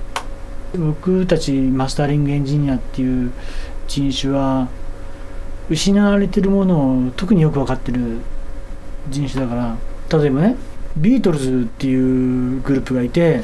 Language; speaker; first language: Japanese; native; Japanese